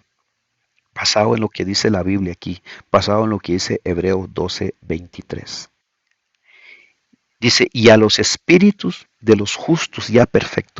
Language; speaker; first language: Spanish; native; Spanish